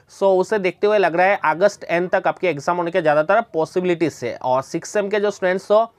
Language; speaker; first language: Hindi; non-native, local second language; Bangla